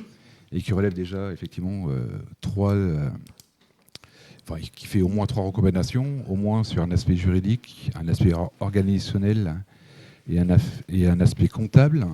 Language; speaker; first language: French; native; French